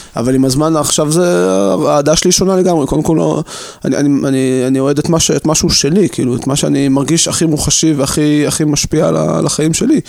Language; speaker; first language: Hebrew; native; Hebrew